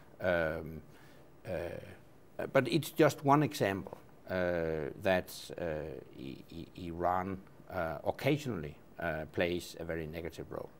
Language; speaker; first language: English; non-native, fluent; Danish